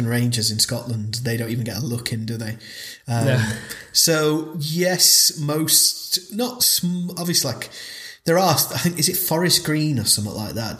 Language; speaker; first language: English; native; English